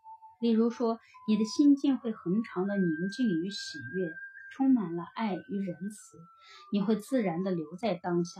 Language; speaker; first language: Chinese; native; Chinese